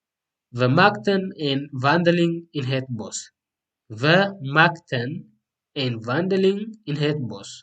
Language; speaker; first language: Dutch; non-native, fluent; Tigrinya